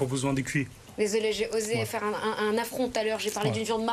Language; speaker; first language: French; native; French